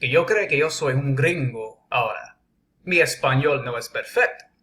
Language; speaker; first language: Spanish; early bilingual, heritage; Spanish